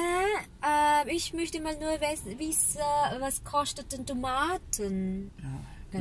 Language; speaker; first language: German; non-native, learner; Filipino